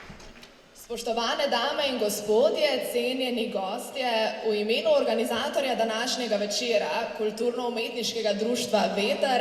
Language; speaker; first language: Slovenian; native; Slovenian